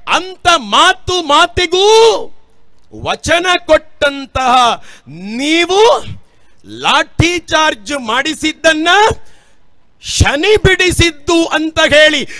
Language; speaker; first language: Kannada; native; Kannada